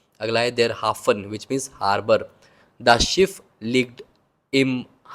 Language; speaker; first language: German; non-native, learner; Hindi